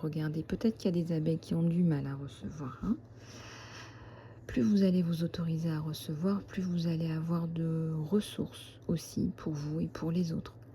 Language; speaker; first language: French; native; French